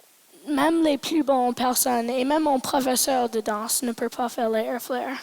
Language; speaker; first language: French; non-native, local second language; English